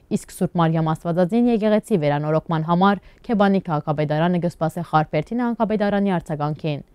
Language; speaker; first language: Armenian; early bilingual, heritage; Armenian